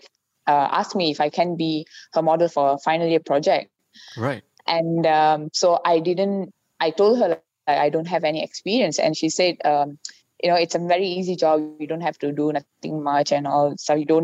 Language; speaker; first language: English; non-native, local second language; Tamil